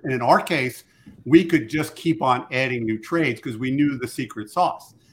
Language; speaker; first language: English; native; English